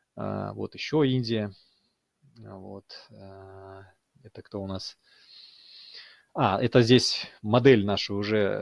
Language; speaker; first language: Russian; native; Russian